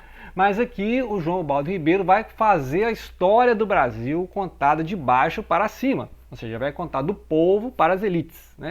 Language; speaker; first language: Portuguese; native; Portuguese